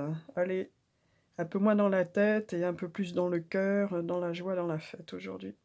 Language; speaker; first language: French; native; French